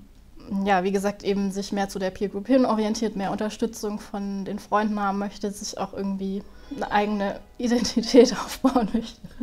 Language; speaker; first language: German; native; German